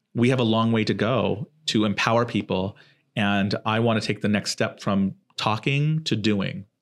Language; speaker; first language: English; native; English